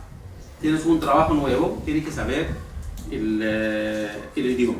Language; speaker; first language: Spanish; non-native, fluent; Arabic